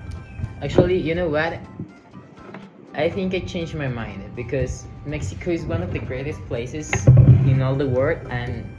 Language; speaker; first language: English; non-native, learner; Spanish